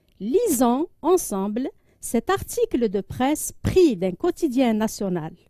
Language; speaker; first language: French; non-native, local second language; Arabic